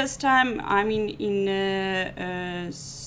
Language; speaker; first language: English; non-native, learner; Ukrainian